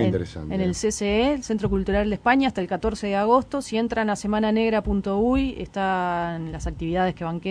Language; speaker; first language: Spanish; native; Spanish